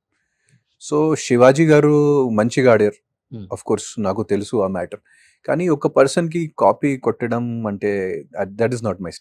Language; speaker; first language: Telugu; non-native, fluent; Hindi